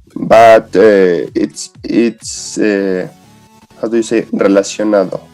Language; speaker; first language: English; non-native, learner; Spanish